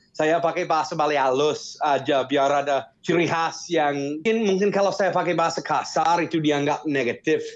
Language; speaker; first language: Indonesian; non-native, fluent; English